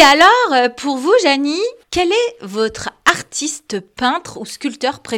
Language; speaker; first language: French; native; French